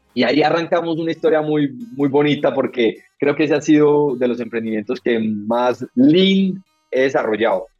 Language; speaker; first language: Spanish; native; Spanish